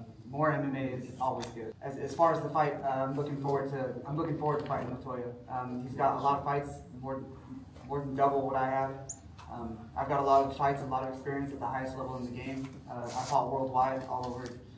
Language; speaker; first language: English; native; English